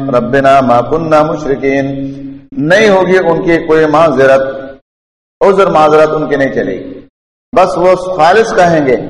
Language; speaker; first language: Urdu; non-native, local second language; Pashto